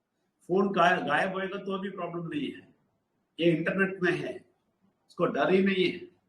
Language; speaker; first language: Hindi; non-native, local second language; Telugu